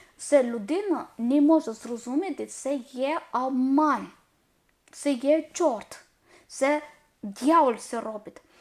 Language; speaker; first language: Ukrainian; non-native, learner; Malayalam